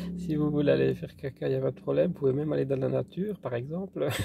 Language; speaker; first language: French; native; French